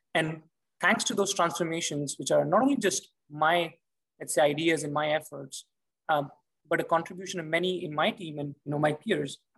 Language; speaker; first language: English; non-native, local second language; Hindi